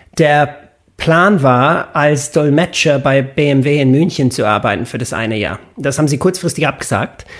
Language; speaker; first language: German; non-native, fluent; English